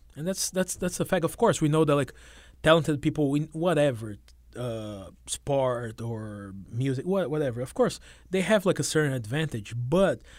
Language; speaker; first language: English; non-native, fluent; Portuguese